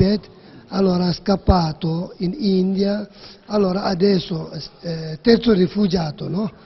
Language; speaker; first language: Italian; non-native, learner; Tibetan